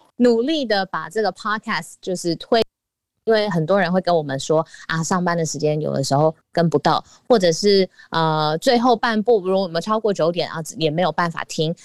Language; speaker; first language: Chinese; native; Chinese